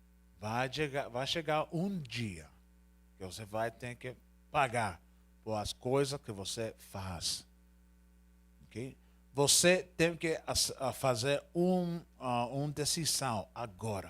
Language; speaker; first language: Portuguese; non-native, learner; Spanish